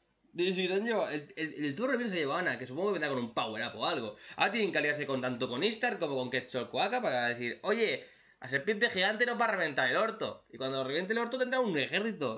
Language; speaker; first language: Spanish; native; Spanish